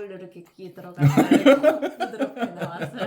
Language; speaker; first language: Korean; non-native, learner; Russian